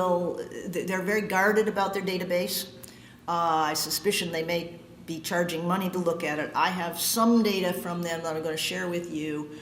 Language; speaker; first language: English; native; English